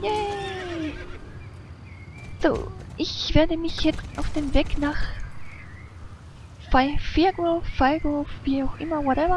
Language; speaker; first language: German; native; German